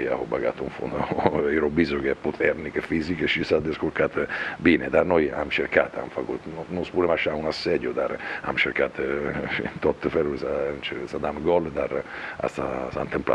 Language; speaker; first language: Romanian; non-native, fluent; Italian